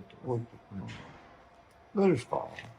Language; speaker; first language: Japanese; native; Japanese